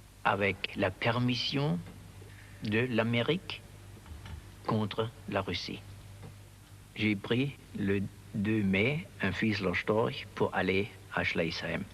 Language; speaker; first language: French; non-native, learner; German